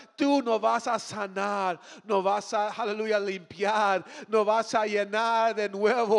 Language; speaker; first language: Spanish; early bilingual, heritage; Spanish